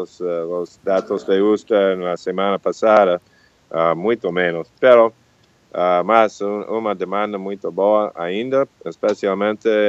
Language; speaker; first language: Portuguese; non-native, fluent; English